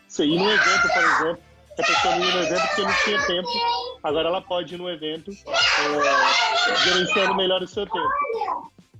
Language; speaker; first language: Portuguese; native; Portuguese